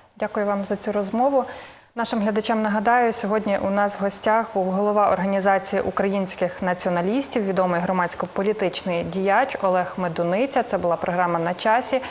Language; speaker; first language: Ukrainian; native; Ukrainian